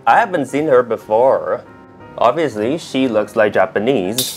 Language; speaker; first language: English; non-native, local second language; Cantonese